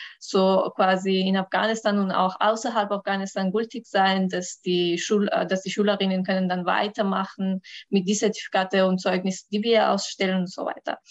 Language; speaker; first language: German; non-native, learner; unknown